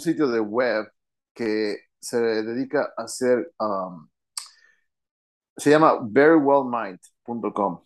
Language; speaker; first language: Spanish; early bilingual, heritage; Spanish